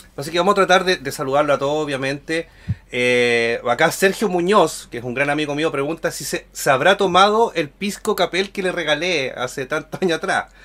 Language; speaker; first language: Spanish; native; Spanish